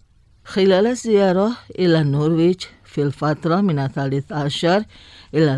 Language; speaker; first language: Arabic; non-native, fluent; Indonesian